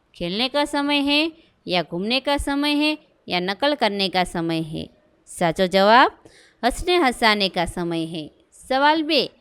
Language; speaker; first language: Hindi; non-native, local second language; Gujarati